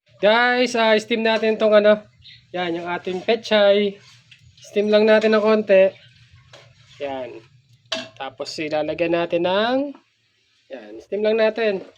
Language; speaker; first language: Filipino; native; Filipino